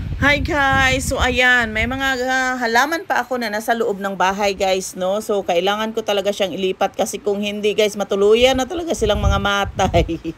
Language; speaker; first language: Filipino; non-native, local second language; Cebuano